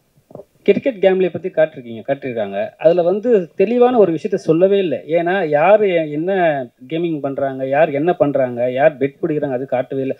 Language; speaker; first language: Tamil; native; Tamil